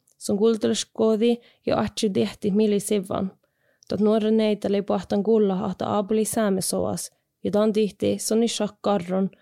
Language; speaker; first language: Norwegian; non-native, local second language; Northern Sami